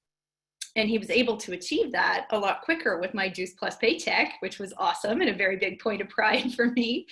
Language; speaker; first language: English; native; English